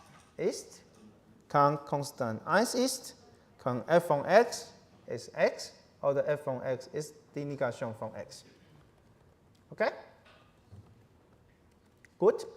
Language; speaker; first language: German; non-native, learner; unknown